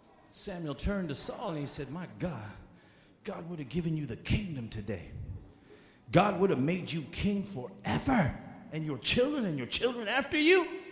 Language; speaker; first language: English; native; English